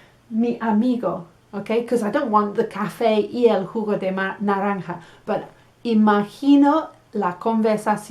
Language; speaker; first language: Spanish; non-native, fluent; English